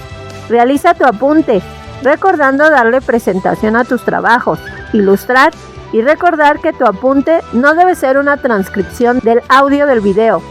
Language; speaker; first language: Spanish; native; Spanish